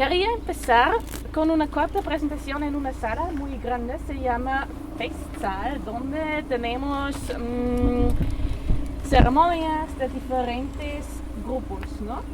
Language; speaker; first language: Spanish; non-native, learner; German